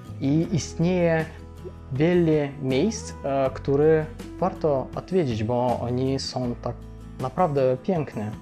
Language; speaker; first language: Polish; non-native, fluent; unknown